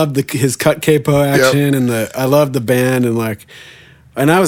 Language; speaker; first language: English; native; English